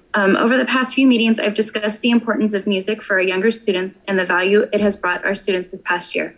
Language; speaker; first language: English; native; English